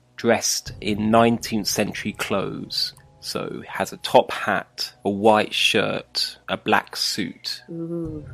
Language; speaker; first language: English; native; English